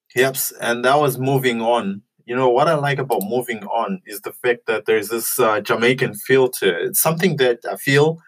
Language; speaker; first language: English; non-native, local second language; Shona